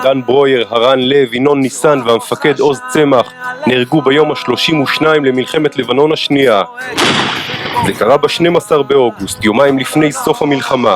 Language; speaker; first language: Hebrew; native; Hebrew